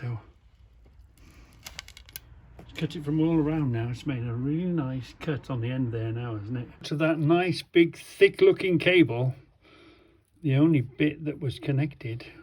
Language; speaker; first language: English; native; English